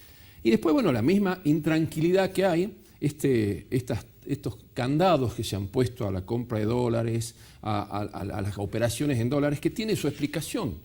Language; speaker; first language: Spanish; native; Spanish